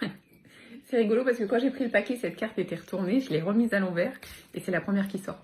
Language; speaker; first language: French; native; French